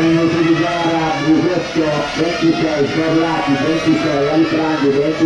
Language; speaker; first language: Italian; native; Italian